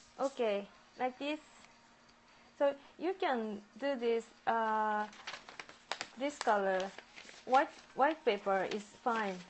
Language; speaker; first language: English; non-native, learner; Japanese